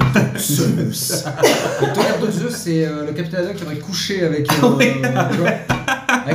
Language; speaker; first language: French; native; French